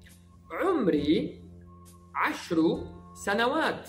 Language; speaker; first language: Arabic; early bilingual, heritage; Arabic